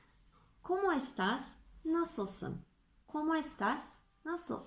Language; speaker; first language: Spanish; non-native, fluent; Turkish